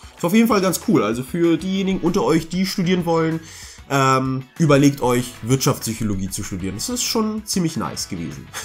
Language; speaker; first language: German; early bilingual, heritage; German